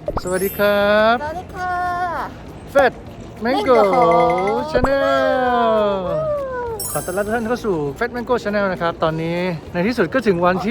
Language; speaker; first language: Thai; native; Thai